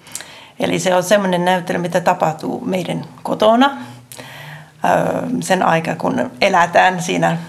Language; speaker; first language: Finnish; non-native, fluent; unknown